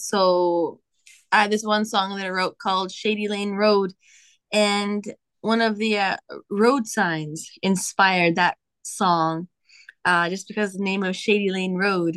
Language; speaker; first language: English; native; English